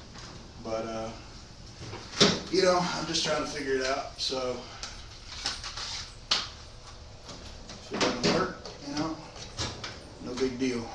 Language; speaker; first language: English; native; English